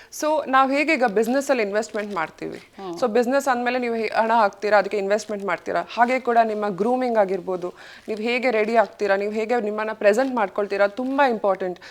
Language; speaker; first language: Kannada; native; Kannada